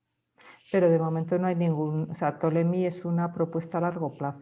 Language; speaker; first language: Spanish; native; Spanish